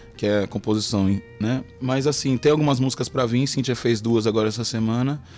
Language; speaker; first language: Portuguese; native; Portuguese